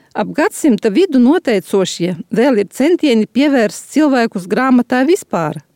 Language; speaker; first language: Latvian; native; Latvian